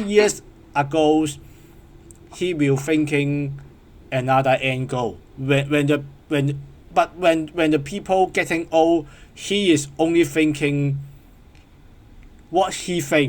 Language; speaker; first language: English; non-native, learner; Cantonese